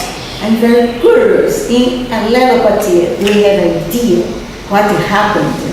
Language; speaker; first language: English; non-native, fluent; Portuguese